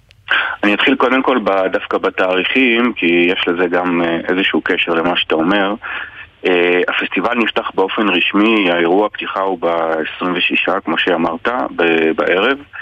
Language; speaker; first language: Hebrew; native; Hebrew